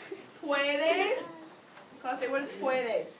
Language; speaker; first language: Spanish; non-native, fluent; English